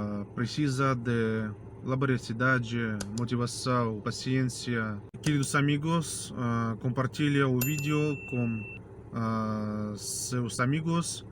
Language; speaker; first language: Portuguese; non-native, fluent; Russian